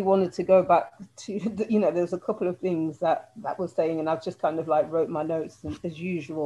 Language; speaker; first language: English; native; English